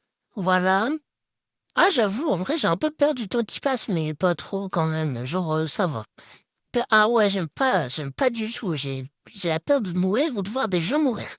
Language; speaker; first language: French; native; French